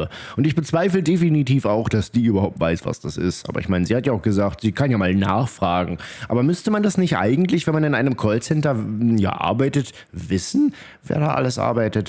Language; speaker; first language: German; native; German